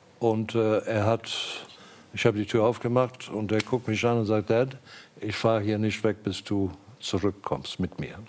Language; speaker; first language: German; non-native, fluent; English